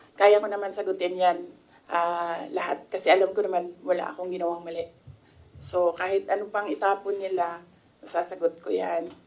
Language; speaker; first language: Filipino; non-native, local second language; Cebuano